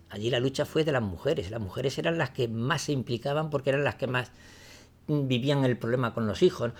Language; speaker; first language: Spanish; native; Spanish